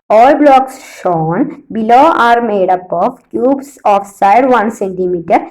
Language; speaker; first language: English; non-native, local second language; Malayalam